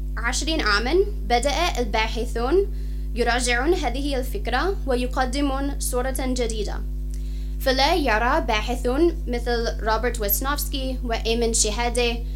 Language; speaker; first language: Arabic; non-native, fluent; English